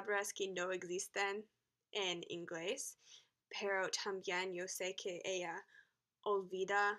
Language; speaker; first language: Spanish; non-native, learner; English